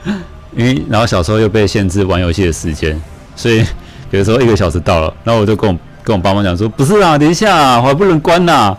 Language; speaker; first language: Chinese; native; Chinese